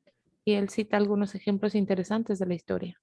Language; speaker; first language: Spanish; native; Spanish